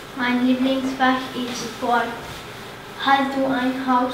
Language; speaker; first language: German; non-native, learner; Hungarian